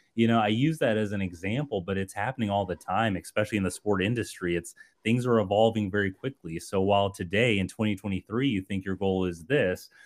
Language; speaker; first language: English; native; English